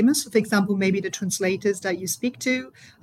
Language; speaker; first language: English; non-native, fluent; German